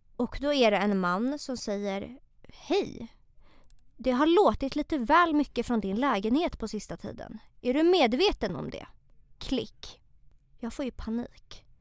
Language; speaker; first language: Swedish; native; Swedish